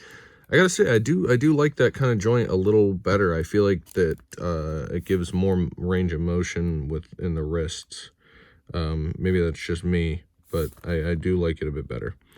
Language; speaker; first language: English; native; English